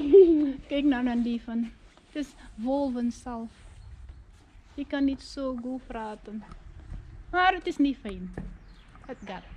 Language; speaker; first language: Dutch; non-native, learner; Filipino